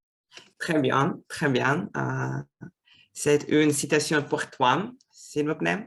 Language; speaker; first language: French; non-native, fluent; Russian